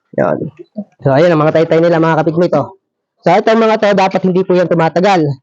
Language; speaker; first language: Filipino; native; Filipino